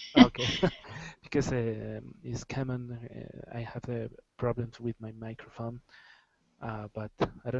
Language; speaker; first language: English; non-native, learner; Spanish